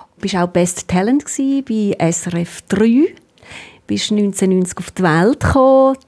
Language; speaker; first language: German; native; German